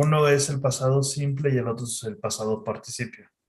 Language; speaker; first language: Spanish; non-native, fluent; English